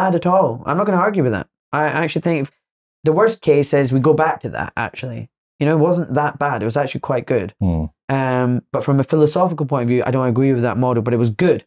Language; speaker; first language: English; native; English